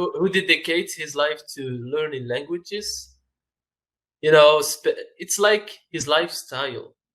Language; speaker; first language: English; non-native, fluent; Arabic